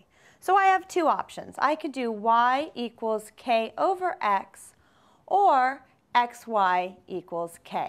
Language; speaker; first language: English; native; English